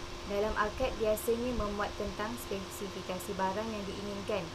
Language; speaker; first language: Malay; native; Malay